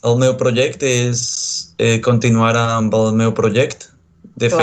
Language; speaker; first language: Catalan; non-native, fluent; Spanish